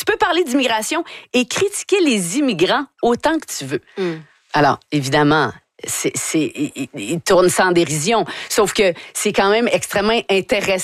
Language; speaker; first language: French; native; French